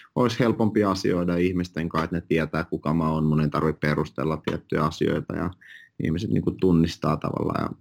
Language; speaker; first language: Finnish; early bilingual, other home language; Russian